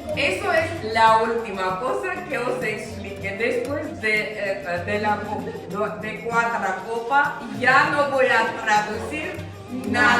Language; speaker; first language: Spanish; non-native, fluent; Armenian